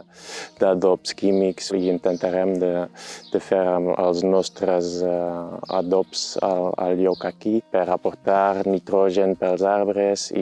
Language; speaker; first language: Catalan; non-native, fluent; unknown